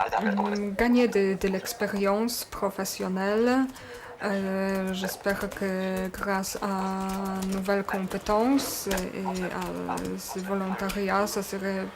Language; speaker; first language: French; non-native, learner; Polish